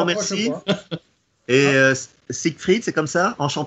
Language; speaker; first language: French; native; French